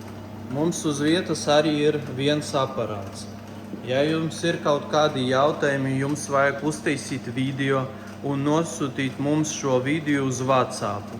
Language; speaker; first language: Latvian; non-native, local second language; Russian